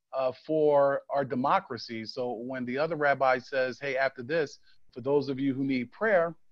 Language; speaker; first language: English; native; English